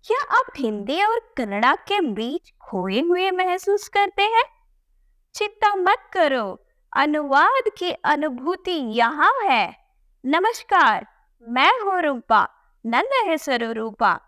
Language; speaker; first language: Hindi; non-native, local second language; Kannada